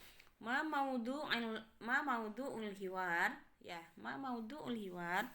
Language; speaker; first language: Arabic; non-native, fluent; Indonesian